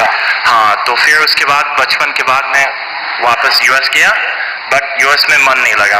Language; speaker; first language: Hindi; non-native, fluent; English